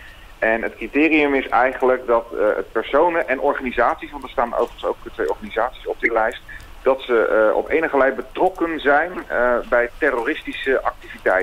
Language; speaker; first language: Dutch; native; Dutch